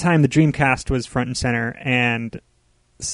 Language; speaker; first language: English; native; English